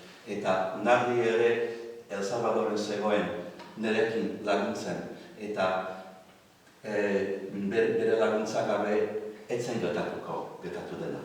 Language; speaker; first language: Basque; non-native, fluent; English